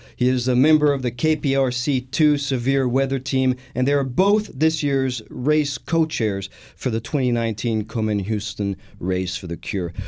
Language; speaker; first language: English; non-native, fluent; French